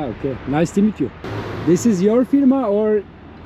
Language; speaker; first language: English; non-native, learner; Turkish